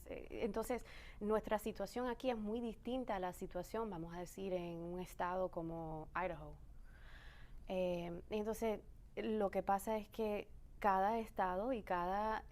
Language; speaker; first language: Spanish; early bilingual, other home language; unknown